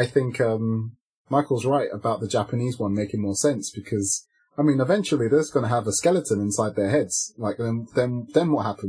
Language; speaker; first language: English; native; English